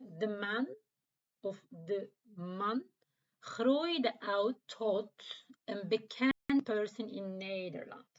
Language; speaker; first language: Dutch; non-native, learner; Turkish